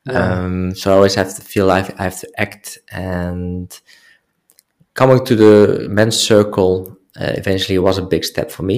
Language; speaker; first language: English; non-native, fluent; Dutch